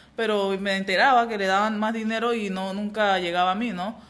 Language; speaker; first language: Spanish; native; Spanish